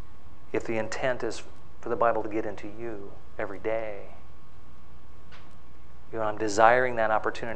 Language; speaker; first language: English; native; English